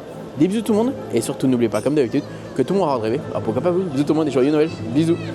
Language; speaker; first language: French; native; French